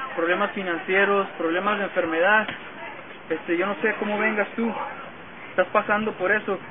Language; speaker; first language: Spanish; early bilingual, heritage; Spanish